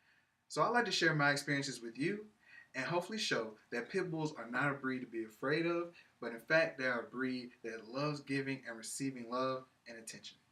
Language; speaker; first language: English; native; English